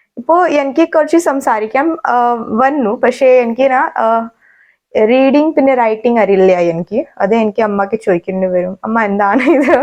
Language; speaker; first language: Malayalam; non-native, learner; Kannada